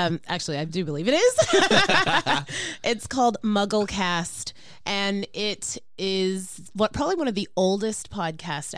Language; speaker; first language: English; native; English